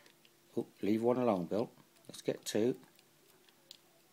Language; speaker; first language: English; native; English